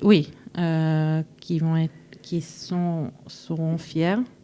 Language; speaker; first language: French; early bilingual, heritage; French